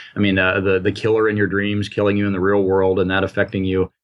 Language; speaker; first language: English; native; English